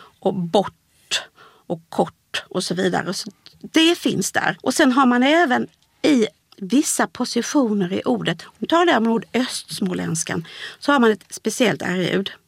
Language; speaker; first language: Swedish; native; Swedish